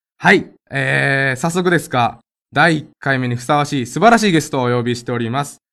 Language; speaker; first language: Japanese; native; Japanese